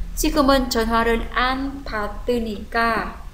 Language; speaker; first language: Korean; non-native, learner; Vietnamese